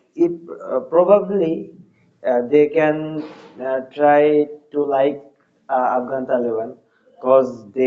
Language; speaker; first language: English; non-native, learner; Bangla